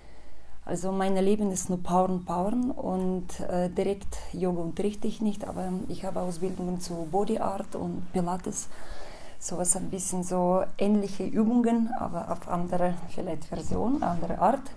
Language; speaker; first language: German; non-native, fluent; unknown